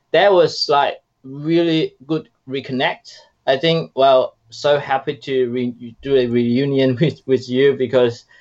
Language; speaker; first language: English; non-native, fluent; Chinese